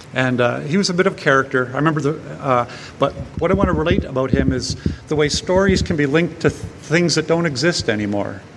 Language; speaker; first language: English; native; English